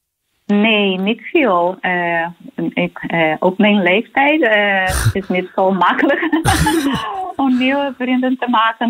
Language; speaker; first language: Dutch; non-native, learner; Portuguese